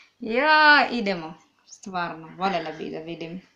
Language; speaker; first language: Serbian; non-native, learner; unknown